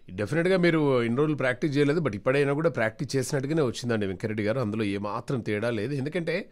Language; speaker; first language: Telugu; native; Telugu